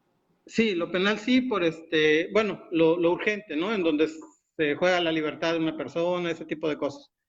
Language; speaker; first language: Spanish; native; Spanish